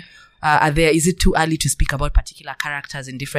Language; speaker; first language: English; non-native, local second language; Kikuyu